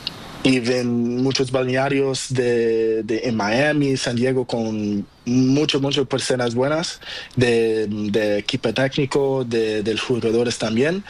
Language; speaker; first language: Spanish; non-native, learner; Portuguese